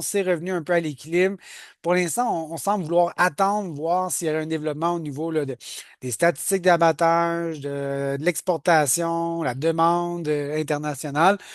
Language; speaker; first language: French; native; French